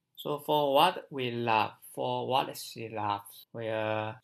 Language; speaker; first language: English; non-native, learner; Chinese